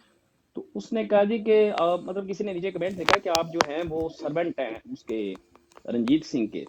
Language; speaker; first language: Urdu; native; Urdu